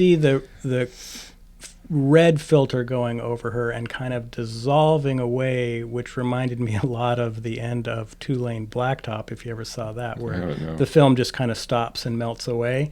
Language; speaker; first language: English; native; English